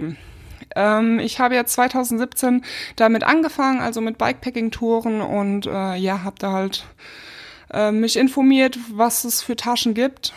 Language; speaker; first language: German; native; German